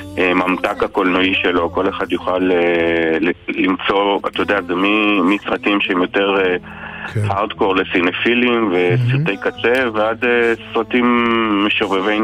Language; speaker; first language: Hebrew; native; Hebrew